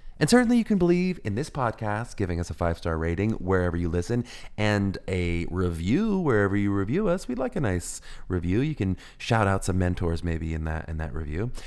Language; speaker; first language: English; native; English